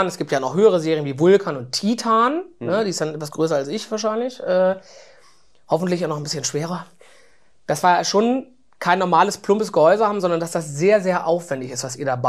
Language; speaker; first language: German; native; German